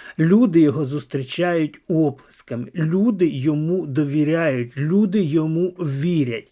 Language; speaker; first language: Ukrainian; native; Ukrainian